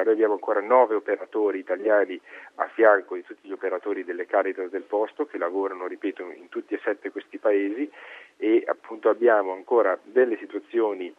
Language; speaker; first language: Italian; native; Italian